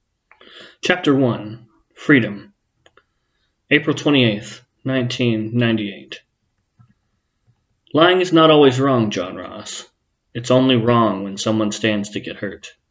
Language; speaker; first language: English; native; English